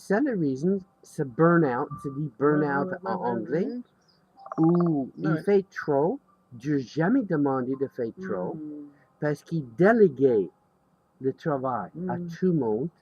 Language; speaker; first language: French; non-native, learner; English